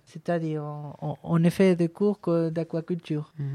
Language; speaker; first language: French; non-native, fluent; Spanish